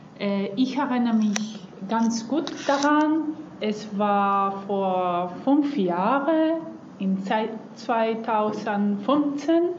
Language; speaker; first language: German; non-native, learner; Spanish